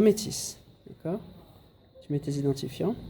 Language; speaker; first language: French; native; French